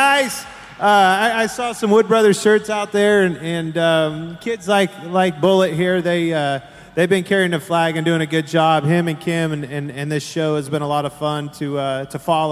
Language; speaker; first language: English; native; English